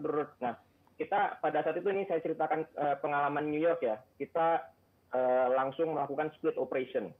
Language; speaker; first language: Indonesian; native; Indonesian